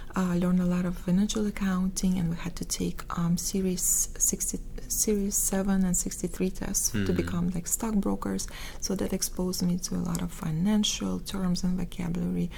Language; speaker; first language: English; non-native, fluent; Russian